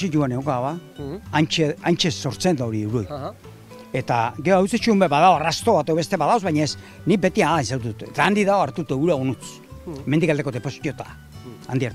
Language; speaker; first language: Basque; native; Basque